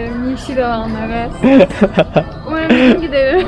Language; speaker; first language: Turkish; native; Turkish